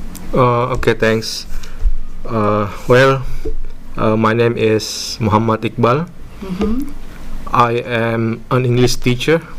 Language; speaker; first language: English; non-native, learner; Indonesian